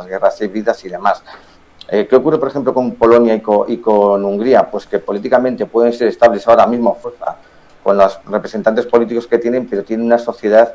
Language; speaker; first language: Spanish; native; Spanish